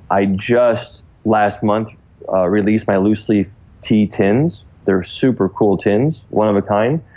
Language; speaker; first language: English; native; English